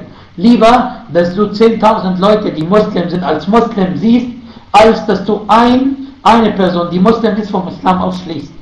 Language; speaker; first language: German; non-native, fluent; Arabic